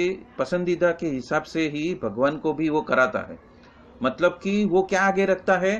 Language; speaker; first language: Hindi; non-native, local second language; Gujarati